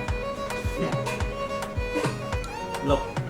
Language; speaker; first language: English; non-native, learner; Khmer